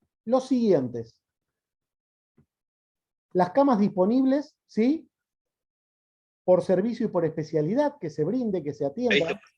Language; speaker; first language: Spanish; native; Spanish